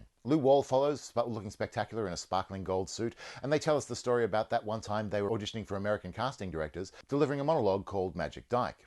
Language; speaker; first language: English; native; English